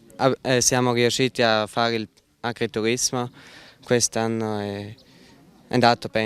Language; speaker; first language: Italian; non-native, local second language; German